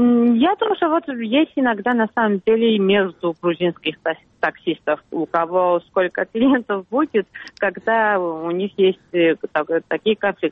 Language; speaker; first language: Russian; non-native, fluent; Georgian